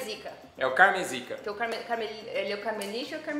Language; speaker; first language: Portuguese; native; Portuguese